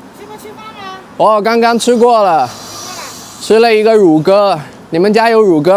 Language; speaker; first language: Chinese; early bilingual, heritage; Chinese